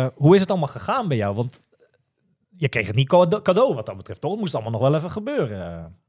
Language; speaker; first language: Dutch; native; Dutch